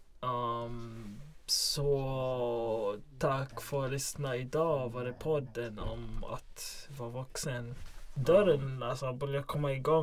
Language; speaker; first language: Swedish; non-native, local second language; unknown